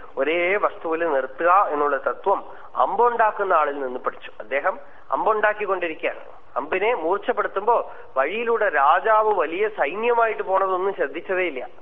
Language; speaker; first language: Malayalam; non-native, local second language; Tamil